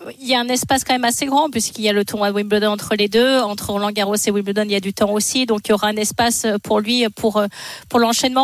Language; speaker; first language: French; native; French